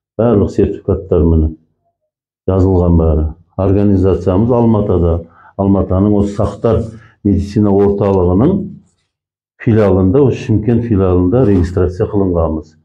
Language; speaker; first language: Kazakh; early bilingual, heritage; Kazakh